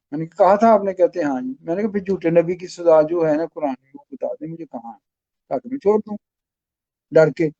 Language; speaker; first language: Urdu; non-native, local second language; Pashto